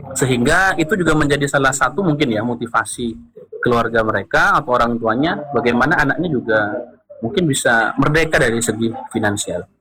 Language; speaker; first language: Indonesian; non-native, local second language; Madurese